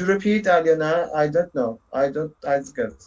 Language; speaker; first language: English; non-native, learner; Turkish